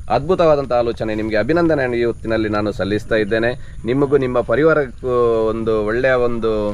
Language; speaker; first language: Kannada; native; Kannada